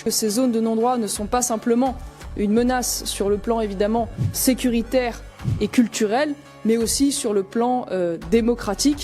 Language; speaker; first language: French; native; French